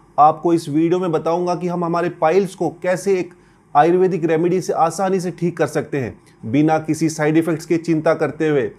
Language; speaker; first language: Hindi; native; Hindi